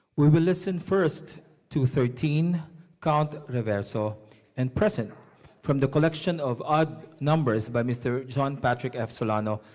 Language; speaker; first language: English; non-native, local second language; Filipino